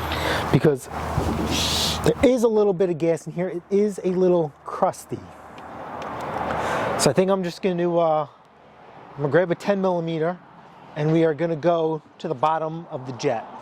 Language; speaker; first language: English; native; English